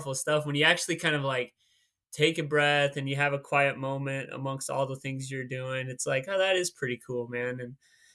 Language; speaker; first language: English; native; English